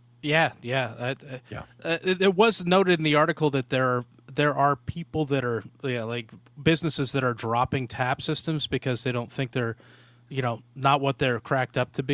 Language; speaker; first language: English; native; English